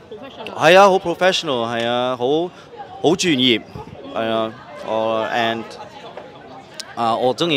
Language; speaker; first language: Cantonese; non-native, local second language; English